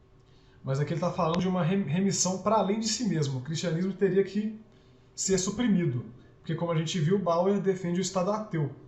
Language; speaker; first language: Portuguese; native; Portuguese